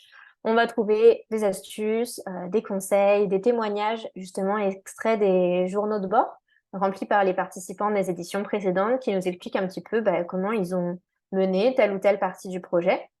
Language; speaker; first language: French; native; French